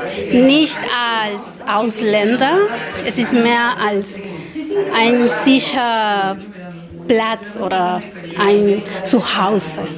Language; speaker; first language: German; non-native, learner; Spanish